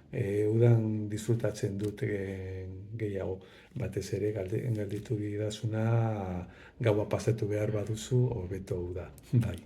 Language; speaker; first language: Basque; non-native, local second language; Spanish